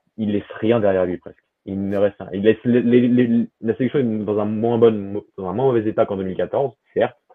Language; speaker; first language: French; early bilingual, other home language; Portuguese